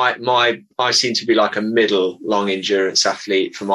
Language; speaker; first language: English; native; English